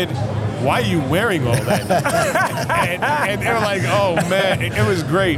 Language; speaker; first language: English; native; English